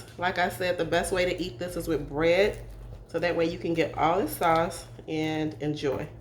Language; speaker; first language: English; native; English